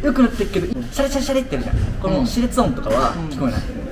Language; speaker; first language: Japanese; native; Japanese